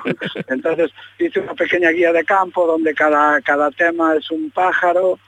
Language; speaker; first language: Spanish; native; Spanish